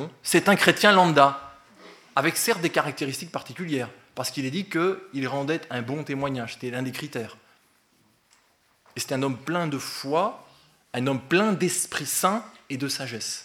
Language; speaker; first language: French; native; French